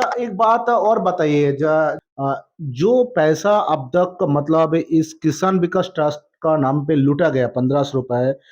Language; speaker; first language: Hindi; non-native, local second language; Bangla